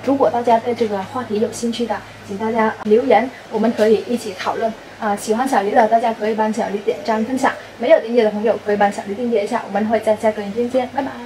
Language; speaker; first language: Chinese; non-native, fluent; Vietnamese